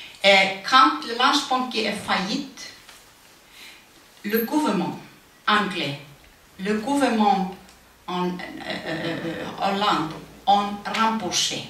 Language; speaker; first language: French; non-native, learner; Icelandic